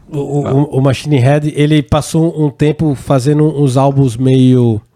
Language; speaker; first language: Portuguese; native; Portuguese